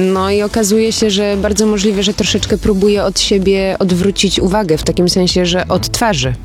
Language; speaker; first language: Polish; early bilingual, heritage; Polish